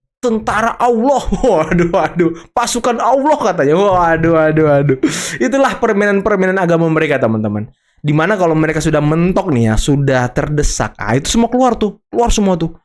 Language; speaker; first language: Indonesian; native; Indonesian